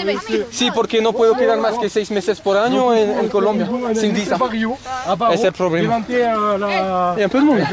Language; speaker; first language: Spanish; non-native, learner; French